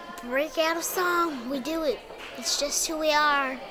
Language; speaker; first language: English; native; English